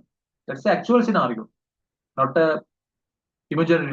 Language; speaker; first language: English; non-native, local second language; Sinhala